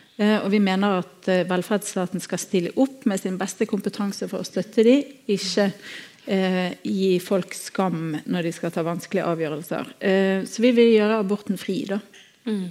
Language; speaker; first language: Norwegian; native; Norwegian